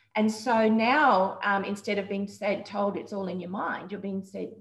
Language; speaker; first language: English; native; English